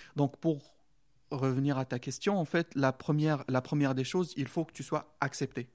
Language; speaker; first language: French; non-native, local second language; Arabic